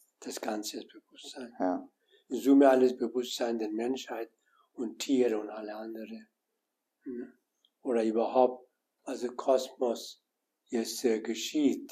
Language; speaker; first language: German; non-native, learner; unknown